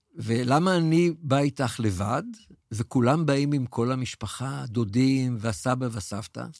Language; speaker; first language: Hebrew; native; Hebrew